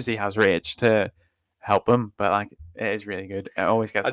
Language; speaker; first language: English; native; English